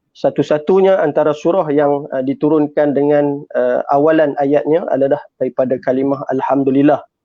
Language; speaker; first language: Malay; native; Malay